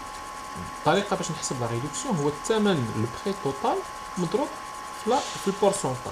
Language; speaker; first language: Arabic; native; Arabic